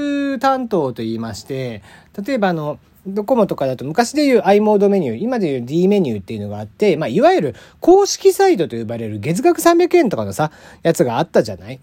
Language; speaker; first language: Japanese; native; Japanese